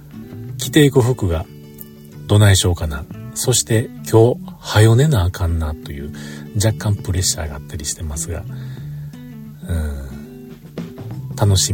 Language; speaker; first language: Japanese; native; Japanese